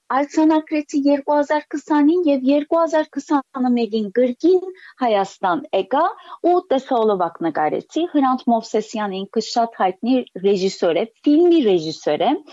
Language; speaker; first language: Armenian; early bilingual, heritage; Armenian